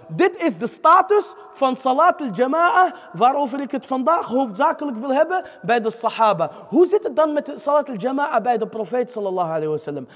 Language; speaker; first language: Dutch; early bilingual, other home language; Arabic